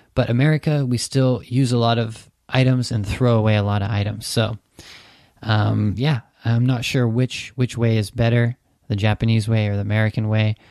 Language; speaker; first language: English; native; English